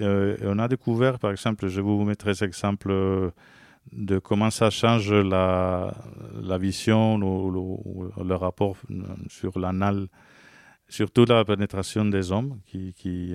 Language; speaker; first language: French; non-native, fluent; Spanish